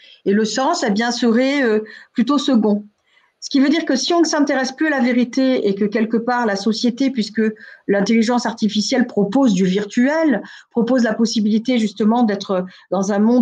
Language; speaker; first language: French; native; French